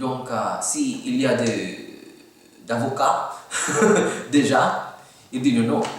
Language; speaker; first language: French; non-native, learner; Filipino